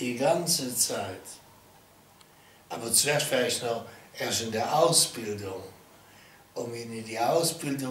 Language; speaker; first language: German; non-native, learner; English